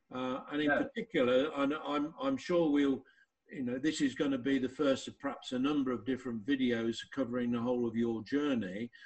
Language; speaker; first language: English; native; English